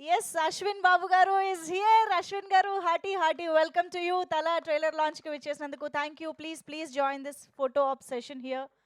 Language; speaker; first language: Telugu; native; Telugu